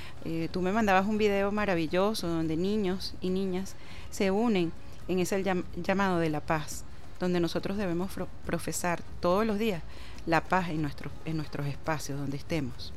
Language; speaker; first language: Spanish; native; Spanish